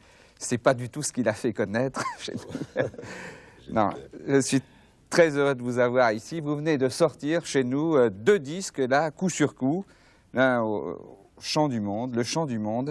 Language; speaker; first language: French; native; French